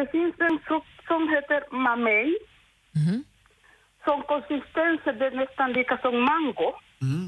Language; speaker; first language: Swedish; non-native, local second language; Spanish